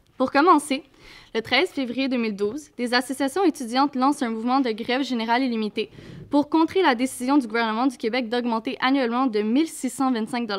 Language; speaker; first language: French; native; French